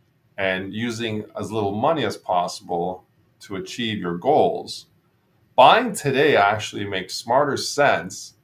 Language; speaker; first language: English; native; English